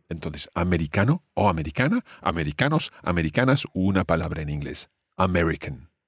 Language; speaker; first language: Spanish; non-native, fluent; English